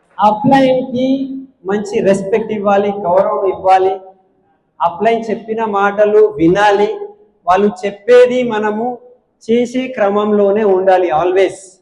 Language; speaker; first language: Telugu; non-native, local second language; Hindi